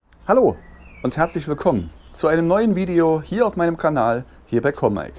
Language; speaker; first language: German; native; German